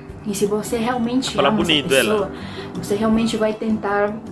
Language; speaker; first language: Portuguese; non-native, fluent; Spanish